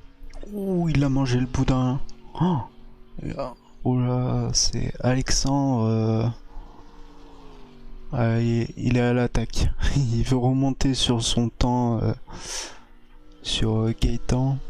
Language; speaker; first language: French; native; French